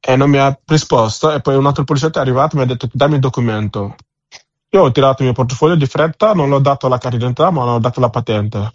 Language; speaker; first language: Italian; non-native, fluent; Wolof